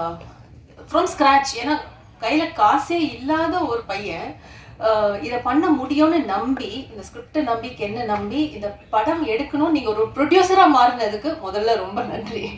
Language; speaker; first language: Tamil; native; Tamil